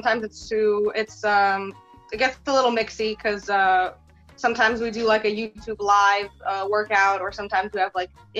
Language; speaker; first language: English; early bilingual, other home language; Russian